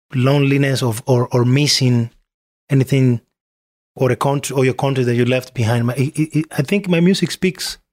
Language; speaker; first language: English; non-native, fluent; Spanish